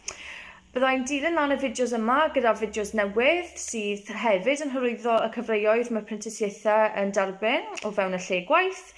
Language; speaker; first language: Welsh; non-native, local second language; English